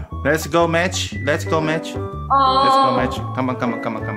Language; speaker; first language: English; non-native, learner; Thai